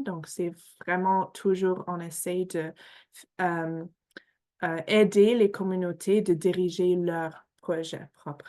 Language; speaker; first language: French; non-native, fluent; English